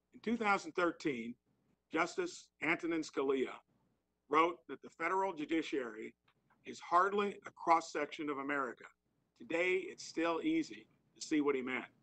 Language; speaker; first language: English; native; English